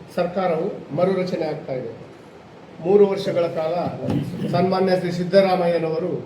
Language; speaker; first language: Kannada; non-native, local second language; Lambadi